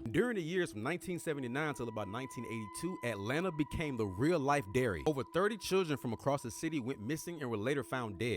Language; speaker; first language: English; native; English